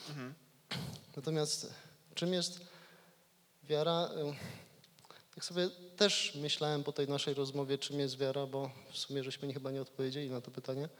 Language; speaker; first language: Polish; native; Polish